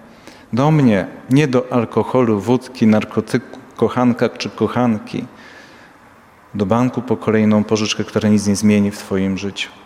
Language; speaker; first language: Polish; native; Polish